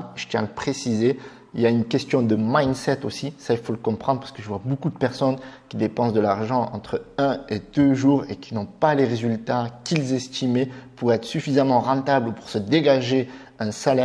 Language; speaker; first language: French; native; French